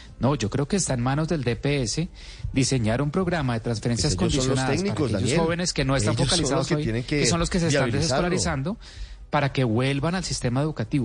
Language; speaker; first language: Spanish; native; Spanish